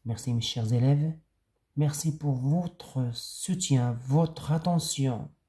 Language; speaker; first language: French; non-native, local second language; Arabic